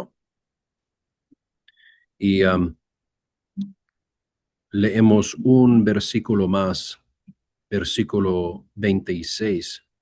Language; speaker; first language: Spanish; non-native, learner; English